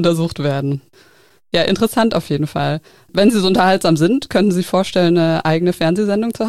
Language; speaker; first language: German; native; German